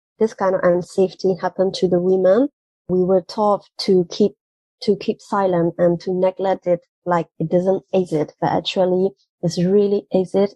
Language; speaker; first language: English; non-native, fluent; Burmese